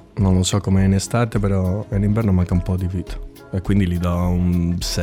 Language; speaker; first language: Italian; non-native, learner; Spanish